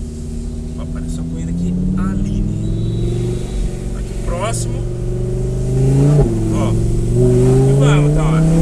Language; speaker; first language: Portuguese; native; Portuguese